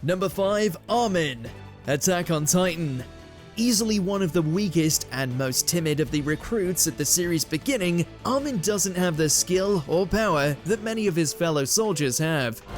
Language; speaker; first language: English; native; English